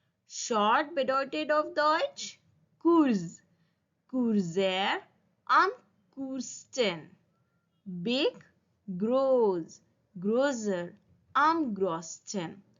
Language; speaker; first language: German; non-native, learner; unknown